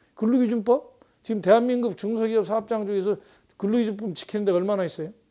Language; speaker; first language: Korean; native; Korean